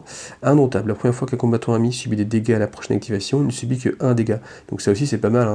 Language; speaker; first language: French; native; French